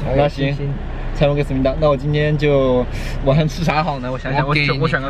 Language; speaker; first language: Chinese; native; Chinese